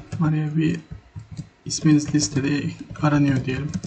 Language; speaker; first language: Turkish; native; Turkish